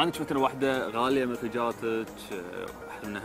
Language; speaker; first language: Arabic; native; Arabic